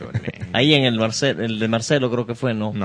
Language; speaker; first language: Spanish; native; Spanish